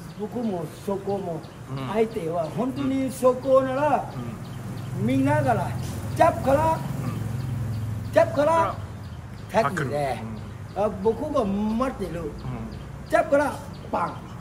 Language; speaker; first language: Japanese; non-native, learner; Thai